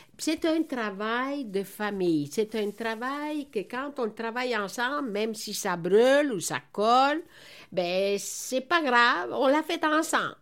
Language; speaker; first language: French; non-native, fluent; Italian